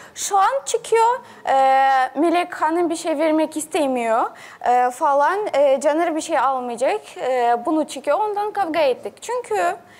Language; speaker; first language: Turkish; non-native, learner; Russian